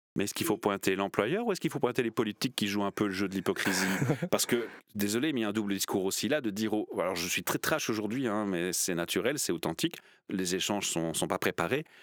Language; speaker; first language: French; native; French